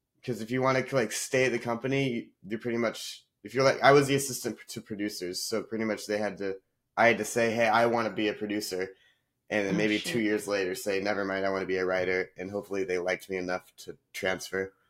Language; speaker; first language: English; native; English